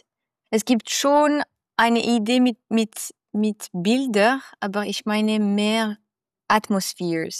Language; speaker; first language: German; non-native, local second language; French